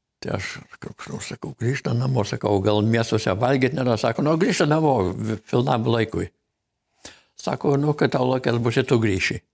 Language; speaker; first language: Lithuanian; native; Lithuanian